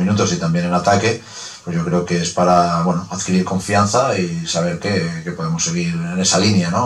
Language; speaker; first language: Spanish; native; Spanish